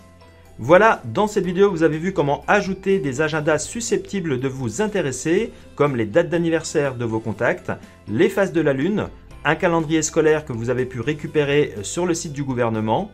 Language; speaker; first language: French; native; French